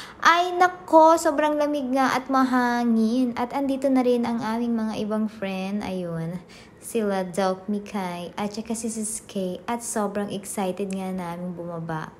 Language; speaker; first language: Filipino; native; Filipino